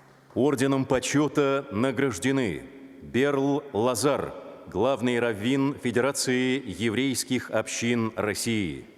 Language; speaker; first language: Russian; native; Russian